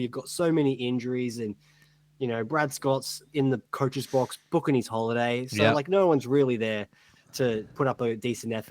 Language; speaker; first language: English; native; English